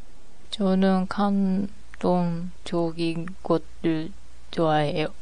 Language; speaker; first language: Korean; non-native, learner; Japanese